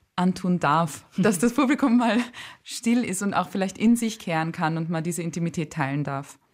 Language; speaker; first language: German; native; German